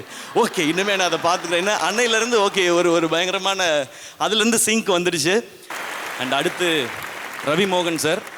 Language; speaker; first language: Tamil; native; Tamil